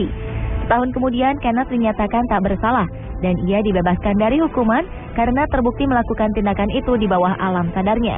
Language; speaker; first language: Indonesian; native; Indonesian